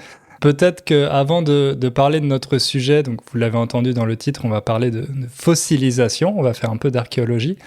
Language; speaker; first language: French; native; French